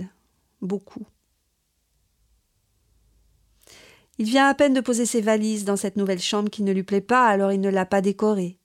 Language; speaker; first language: French; native; French